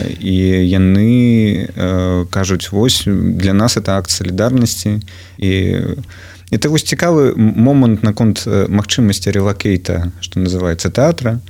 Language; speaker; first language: Belarusian; non-native, local second language; Russian